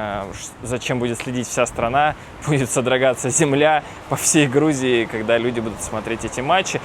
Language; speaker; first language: Russian; native; Russian